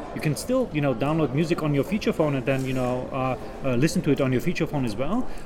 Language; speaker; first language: English; non-native, fluent; German